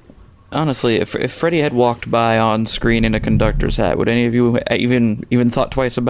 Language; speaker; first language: English; native; English